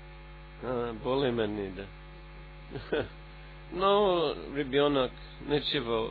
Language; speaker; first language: Russian; non-native, fluent; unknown